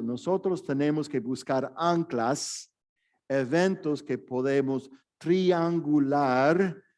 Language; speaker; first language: Spanish; non-native, fluent; English